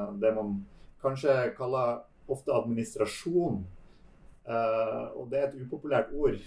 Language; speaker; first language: Norwegian; native; Norwegian